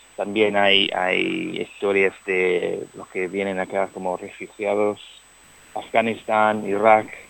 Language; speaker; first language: Spanish; early bilingual, heritage; Spanish